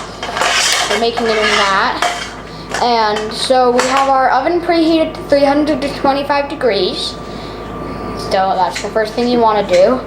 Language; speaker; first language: English; native; English